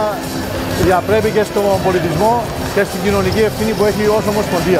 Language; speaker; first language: Greek; native; Greek